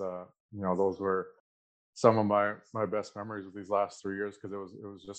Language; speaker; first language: English; native; English